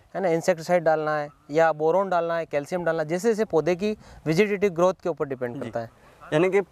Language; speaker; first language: Hindi; native; Hindi